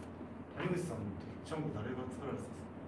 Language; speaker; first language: Japanese; native; Japanese